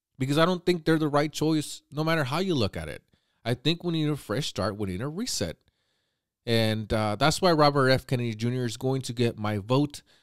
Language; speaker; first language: English; native; English